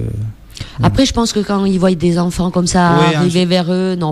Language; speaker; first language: French; native; French